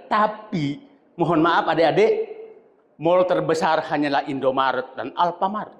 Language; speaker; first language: Indonesian; non-native, local second language; Buginese